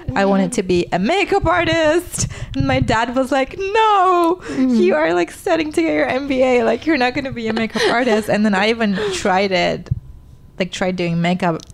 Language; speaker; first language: English; non-native, fluent; Turkish